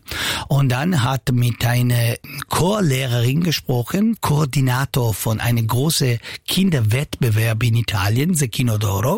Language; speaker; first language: German; non-native, local second language; Italian